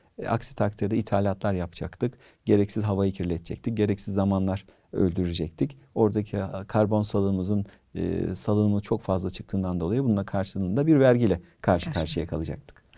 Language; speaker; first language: Turkish; native; Turkish